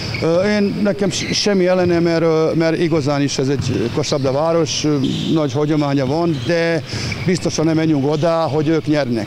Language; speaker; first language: Hungarian; non-native, learner; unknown